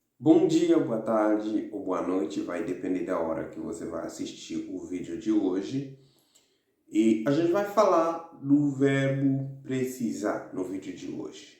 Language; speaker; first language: Portuguese; non-native, fluent; Haitian Creole